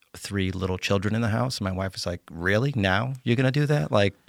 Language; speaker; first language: English; native; English